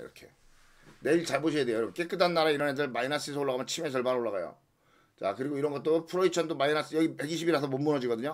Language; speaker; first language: Korean; native; Korean